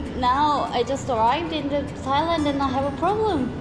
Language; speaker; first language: English; non-native, learner; Korean